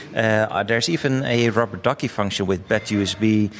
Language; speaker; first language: English; non-native, fluent; Dutch